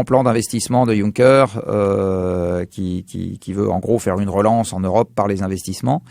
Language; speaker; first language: French; native; French